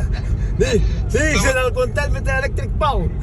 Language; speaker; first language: Dutch; non-native, learner; Filipino